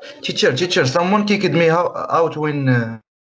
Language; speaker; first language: English; non-native, learner; Arabic